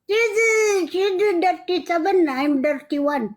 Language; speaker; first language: English; non-native, learner; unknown